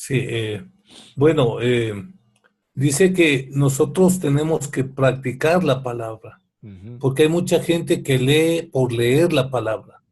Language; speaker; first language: Spanish; native; Spanish